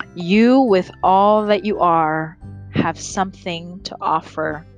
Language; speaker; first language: English; early bilingual, other home language; Rundi